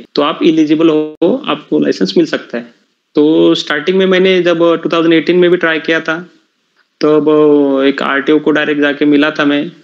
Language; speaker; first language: Hindi; non-native, local second language; Marathi